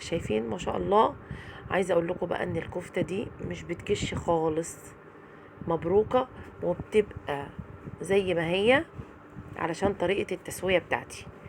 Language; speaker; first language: Arabic; native; Arabic